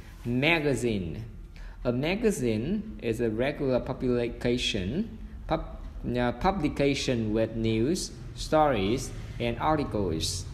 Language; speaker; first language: English; non-native, fluent; Vietnamese